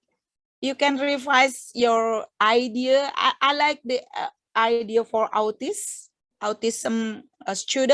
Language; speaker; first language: English; non-native, fluent; Indonesian